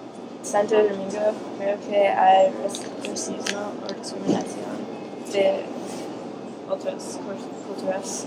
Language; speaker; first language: Spanish; non-native, learner; English